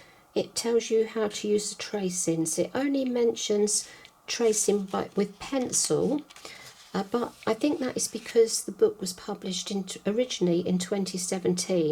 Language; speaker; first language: English; native; English